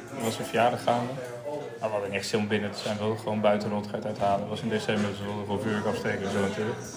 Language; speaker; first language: Dutch; native; Dutch